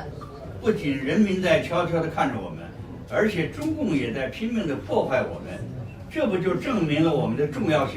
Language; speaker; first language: Chinese; native; Chinese